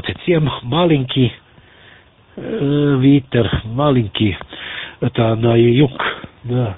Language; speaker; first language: Russian; non-native, learner; German